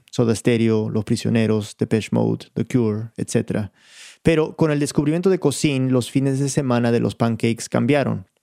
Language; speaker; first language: Spanish; early bilingual, heritage; Spanish